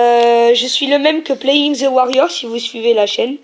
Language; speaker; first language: French; native; French